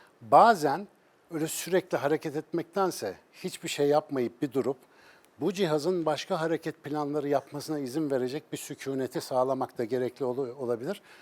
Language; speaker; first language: Turkish; native; Turkish